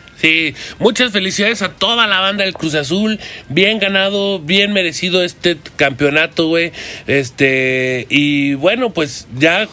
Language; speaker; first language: Spanish; native; Spanish